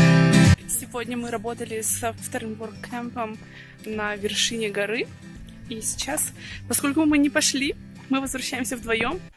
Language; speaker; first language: Russian; native; Russian